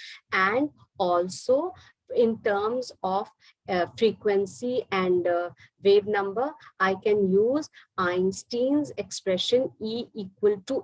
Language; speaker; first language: English; non-native, local second language; Hindi